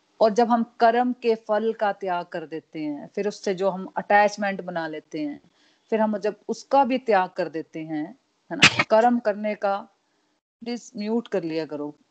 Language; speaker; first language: Hindi; non-native, local second language; Punjabi